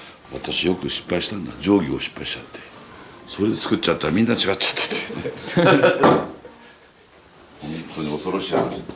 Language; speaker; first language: Japanese; native; Japanese